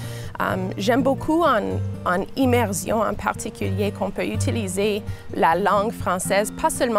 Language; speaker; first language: French; non-native, local second language; English